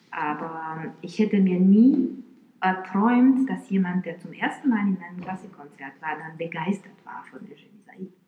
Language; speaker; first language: German; non-native, fluent; Romanian